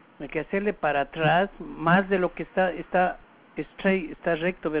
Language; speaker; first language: Spanish; native; Spanish